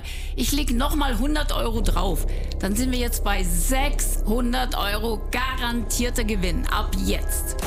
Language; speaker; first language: German; native; German